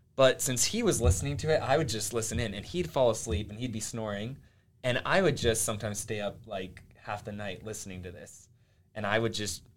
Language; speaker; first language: English; early bilingual, other home language; Finnish